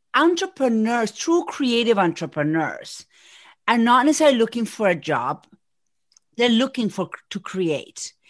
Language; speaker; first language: English; non-native, fluent; Spanish